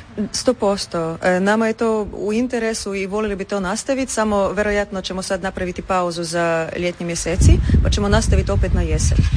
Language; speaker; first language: Serbian; non-native, fluent; Russian